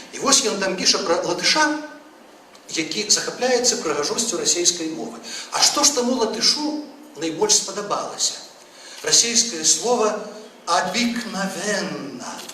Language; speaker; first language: Belarusian; native; Belarusian